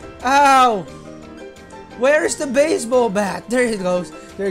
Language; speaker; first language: English; non-native, local second language; Filipino